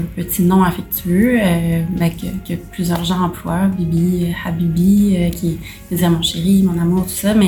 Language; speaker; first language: French; native; French